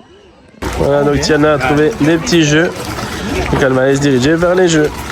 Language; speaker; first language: French; native; French